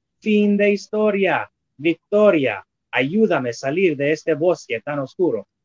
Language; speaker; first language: Spanish; non-native, fluent; English